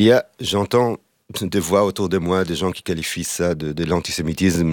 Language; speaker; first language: French; non-native, fluent; Hebrew